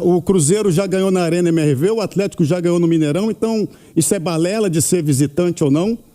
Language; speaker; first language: Portuguese; native; Portuguese